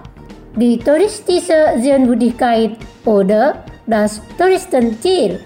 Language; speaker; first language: German; non-native, fluent; Indonesian